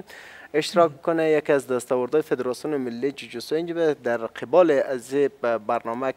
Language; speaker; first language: Persian; native; Persian